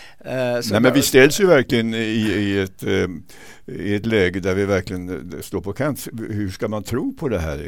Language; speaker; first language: Swedish; native; Swedish